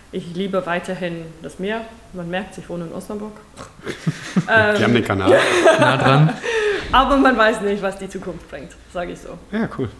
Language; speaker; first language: German; non-native, fluent; Afrikaans